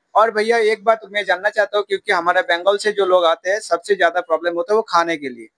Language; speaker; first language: Hindi; non-native, local second language; Bangla